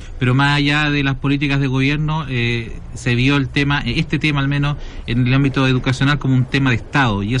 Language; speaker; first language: Spanish; native; Spanish